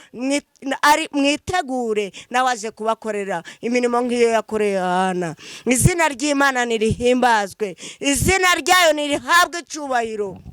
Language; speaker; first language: Kinyarwanda; native; Kinyarwanda